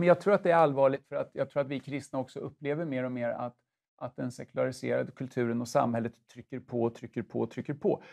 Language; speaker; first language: Swedish; native; Swedish